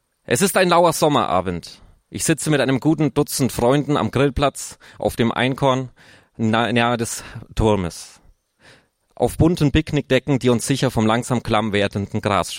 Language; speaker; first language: German; native; German